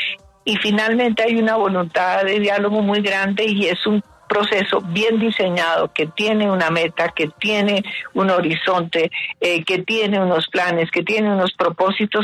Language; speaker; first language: Spanish; native; Spanish